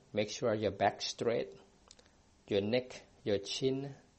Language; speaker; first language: English; non-native, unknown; Thai